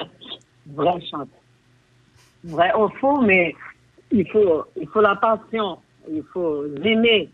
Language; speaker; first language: French; non-native, fluent; Chinese